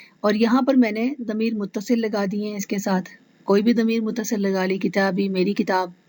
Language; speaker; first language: Urdu; native; Urdu